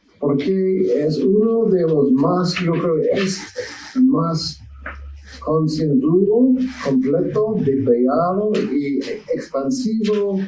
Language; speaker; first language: Spanish; non-native, learner; English